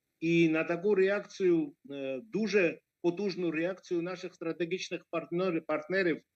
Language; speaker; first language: Ukrainian; non-native, fluent; Georgian